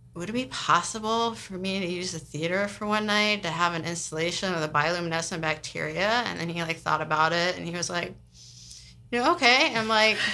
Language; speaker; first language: English; native; English